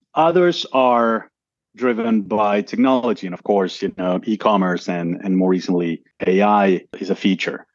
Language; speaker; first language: English; non-native, fluent; Spanish